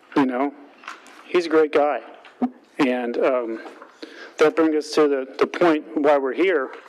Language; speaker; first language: English; native; English